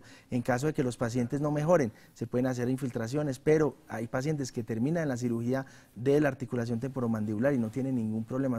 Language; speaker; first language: Spanish; native; Spanish